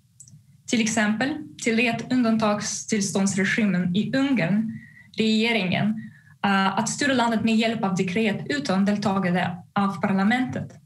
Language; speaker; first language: Swedish; non-native, fluent; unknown